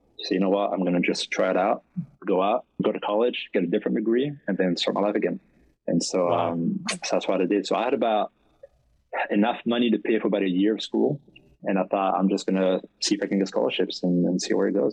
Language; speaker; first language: English; non-native, fluent; French